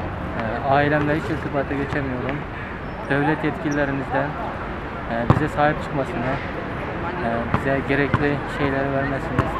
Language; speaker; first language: Turkish; non-native, local second language; Uyghur